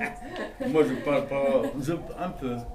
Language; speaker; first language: French; non-native, learner; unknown